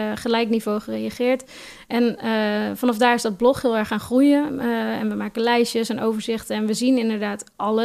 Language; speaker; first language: Dutch; native; Dutch